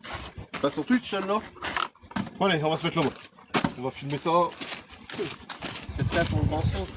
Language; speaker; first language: French; native; French